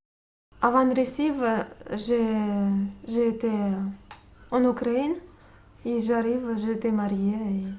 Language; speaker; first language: French; non-native, learner; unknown